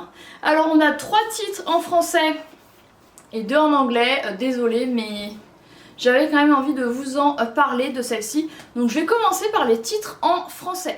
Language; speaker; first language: French; native; French